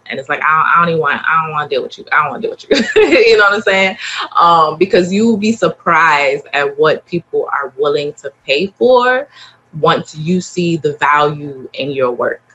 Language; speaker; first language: English; native; English